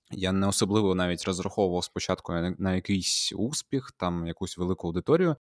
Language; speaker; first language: Ukrainian; non-native, local second language; Russian